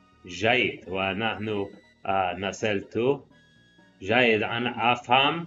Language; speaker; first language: Arabic; non-native, learner; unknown